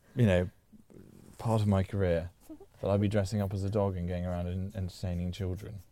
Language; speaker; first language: English; native; English